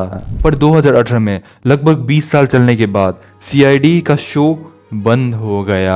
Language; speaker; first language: Hindi; non-native, local second language; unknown